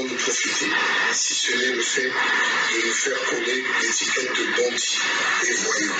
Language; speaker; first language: French; non-native, local second language; Lingala